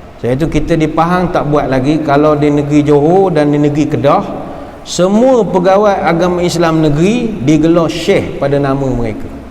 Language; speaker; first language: Malay; native; Malay